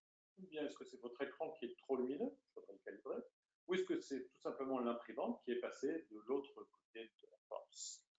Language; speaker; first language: French; native; French